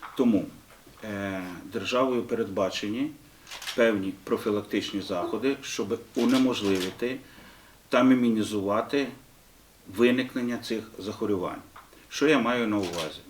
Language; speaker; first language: Ukrainian; native; Ukrainian